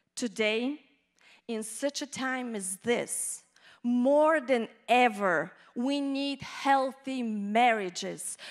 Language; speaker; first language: English; non-native, fluent; Bulgarian